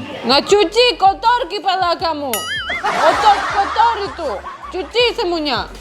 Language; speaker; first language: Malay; non-native, learner; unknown